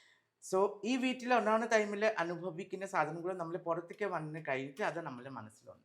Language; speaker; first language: Malayalam; non-native, fluent; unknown